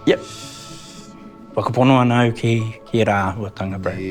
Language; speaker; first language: Māori; non-native, local second language; English